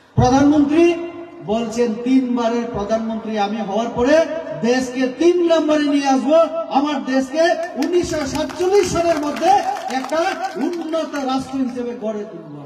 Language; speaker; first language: Bangla; non-native, local second language; Kok Borok